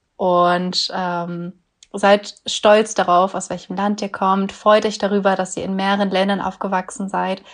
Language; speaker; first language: German; early bilingual, other home language; Russian